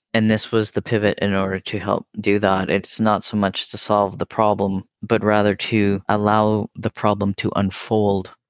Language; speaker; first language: English; native; English